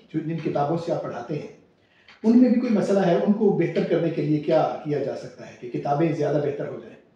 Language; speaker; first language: Urdu; native; Urdu